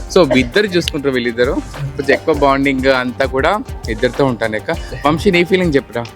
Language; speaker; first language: Telugu; native; Telugu